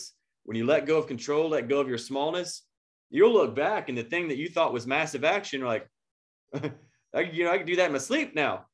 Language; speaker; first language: English; native; English